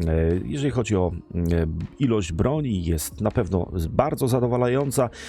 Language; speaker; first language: Polish; native; Polish